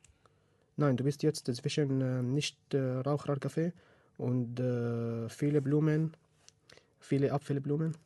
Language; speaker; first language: German; non-native, learner; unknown